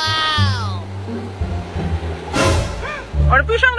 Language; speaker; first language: Indonesian; non-native, learner; Dutch